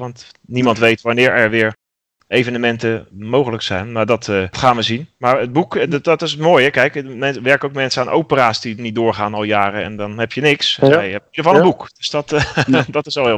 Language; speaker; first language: Dutch; native; Dutch